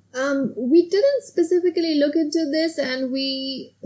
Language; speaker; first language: English; non-native, local second language; Hindi